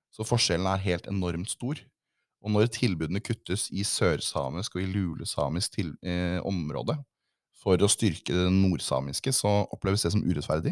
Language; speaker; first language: Norwegian; native; Norwegian